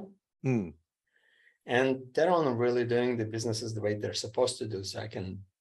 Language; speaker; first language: English; non-native, fluent; Ukrainian